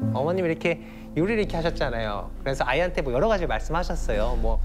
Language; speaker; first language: Korean; native; Korean